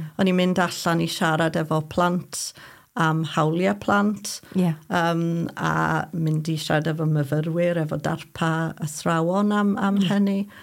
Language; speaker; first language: Welsh; non-native, fluent; English